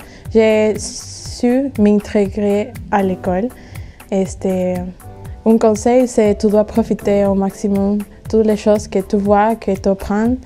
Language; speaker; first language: French; non-native, learner; Spanish